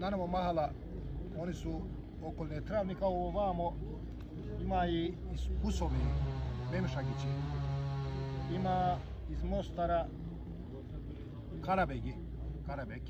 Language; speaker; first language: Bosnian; early bilingual, heritage; Bosnian